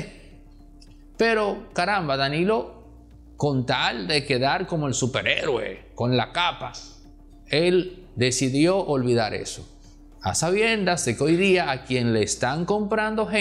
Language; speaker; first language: Spanish; native; Spanish